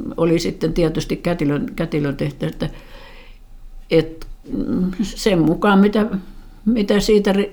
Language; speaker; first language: Finnish; native; Finnish